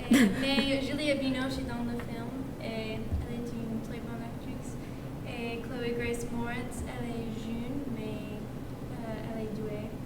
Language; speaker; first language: French; non-native, learner; English